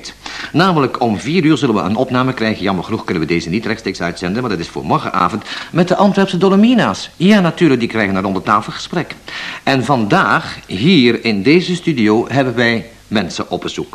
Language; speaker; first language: Dutch; native; Dutch